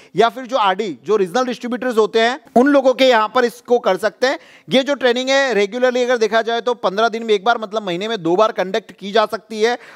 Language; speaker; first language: Hindi; non-native, local second language; Gujarati